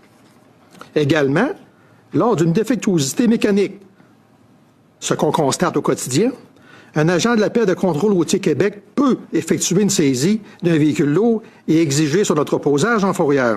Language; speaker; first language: French; native; French